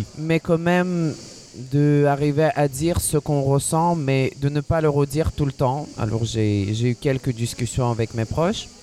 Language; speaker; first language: French; non-native, fluent; Ukrainian